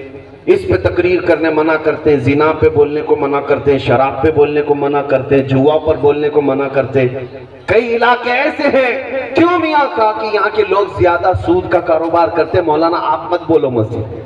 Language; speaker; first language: Urdu; native; Urdu